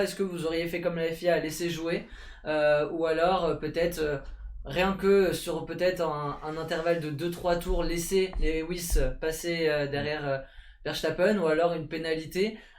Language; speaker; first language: French; native; French